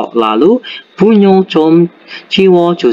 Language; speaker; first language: Korean; non-native, fluent; Indonesian